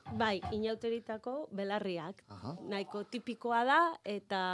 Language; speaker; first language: Basque; non-native, learner; Galician